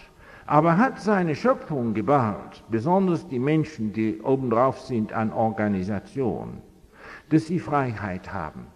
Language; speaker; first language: German; non-native, fluent; English